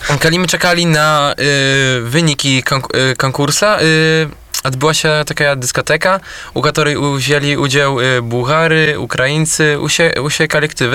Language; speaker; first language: Polish; non-native, learner; Belarusian